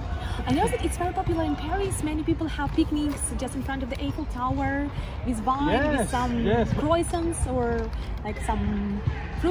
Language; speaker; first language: English; non-native, fluent; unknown